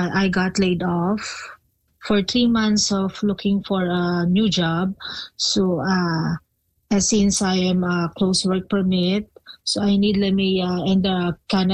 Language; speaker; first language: English; non-native, local second language; Filipino